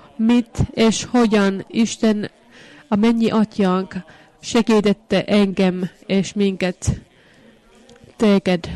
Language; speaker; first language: Hungarian; non-native, fluent; Finnish